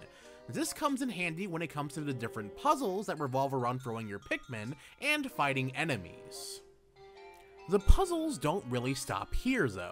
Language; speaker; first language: English; native; English